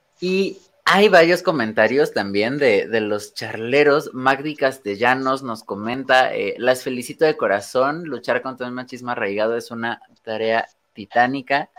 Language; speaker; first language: Spanish; native; Spanish